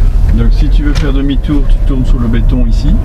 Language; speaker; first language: French; native; French